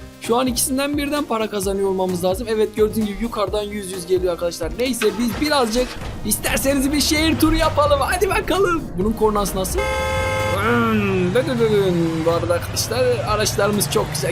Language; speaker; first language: Turkish; native; Turkish